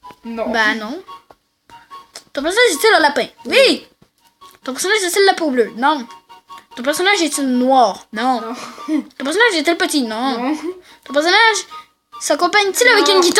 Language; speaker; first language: French; native; French